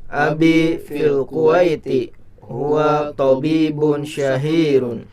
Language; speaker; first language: Arabic; non-native, learner; Indonesian